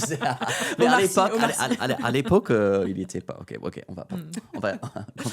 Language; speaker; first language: French; non-native, fluent; English